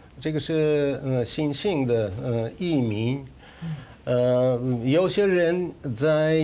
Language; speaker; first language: Chinese; non-native, fluent; Russian